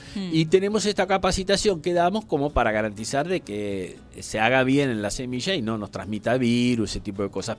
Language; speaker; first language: Spanish; native; Spanish